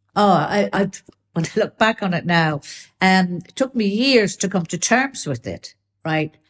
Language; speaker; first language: English; native; English